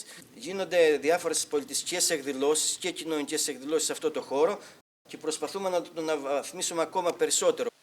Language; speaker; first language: Greek; native; Greek